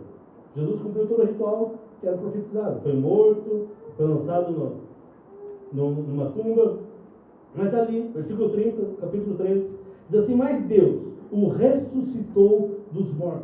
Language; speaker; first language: Portuguese; native; Portuguese